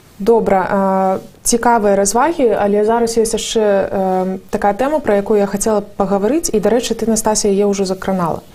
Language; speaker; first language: Belarusian; non-native, local second language; Russian